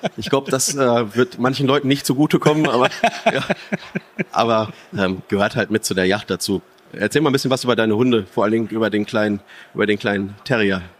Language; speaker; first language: German; native; German